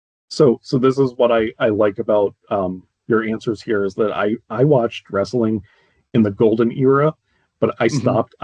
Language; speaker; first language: English; native; English